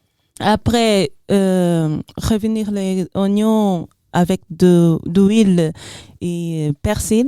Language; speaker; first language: French; non-native, learner; Portuguese